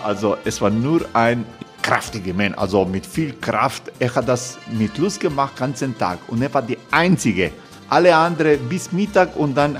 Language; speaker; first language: German; non-native, learner; Croatian